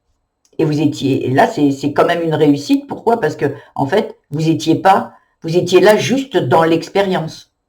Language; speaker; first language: French; native; French